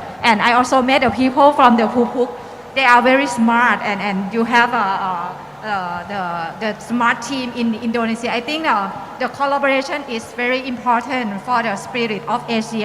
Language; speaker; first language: English; non-native, learner; Thai